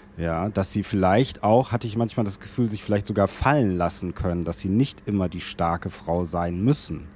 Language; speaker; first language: German; native; German